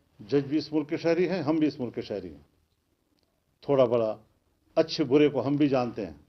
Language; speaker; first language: Urdu; non-native, local second language; Pashto